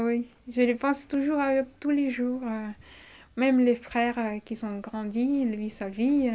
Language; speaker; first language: French; non-native, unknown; Russian